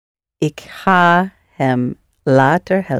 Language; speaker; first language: Dutch; non-native, learner; English